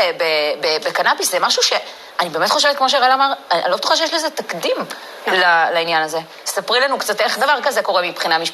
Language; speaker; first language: Hebrew; native; Hebrew